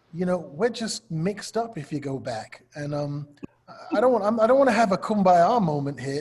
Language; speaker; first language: English; native; English